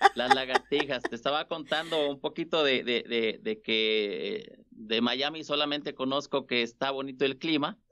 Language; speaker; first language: Spanish; native; Spanish